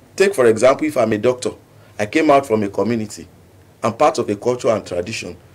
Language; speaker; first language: English; non-native, local second language; Yoruba